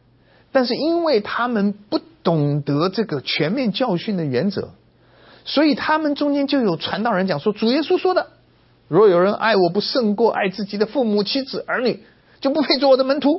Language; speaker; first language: Chinese; native; Chinese